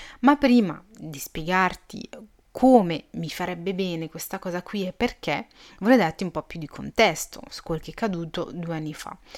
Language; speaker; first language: Italian; early bilingual, other home language; Arabic